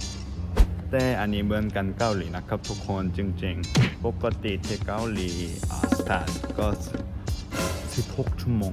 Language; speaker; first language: Thai; non-native, learner; Korean